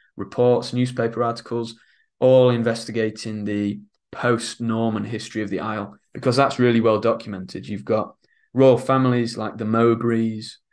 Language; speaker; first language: English; native; English